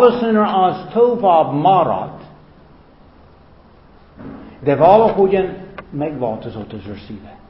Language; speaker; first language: Hungarian; non-native, fluent; English